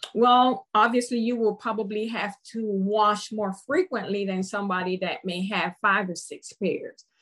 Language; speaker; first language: English; non-native, fluent; Spanish